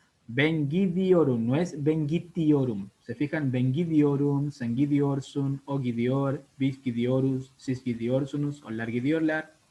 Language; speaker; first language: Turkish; non-native, learner; Spanish